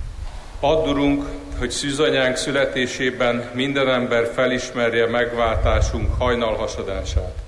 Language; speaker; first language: Hungarian; native; Hungarian